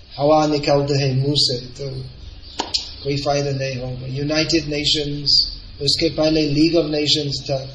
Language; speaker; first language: Hindi; non-native, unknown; English